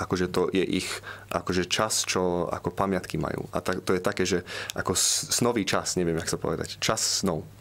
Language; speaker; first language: Slovak; early bilingual, heritage; Slovak